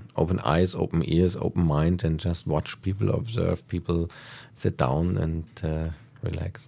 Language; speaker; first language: English; non-native, fluent; German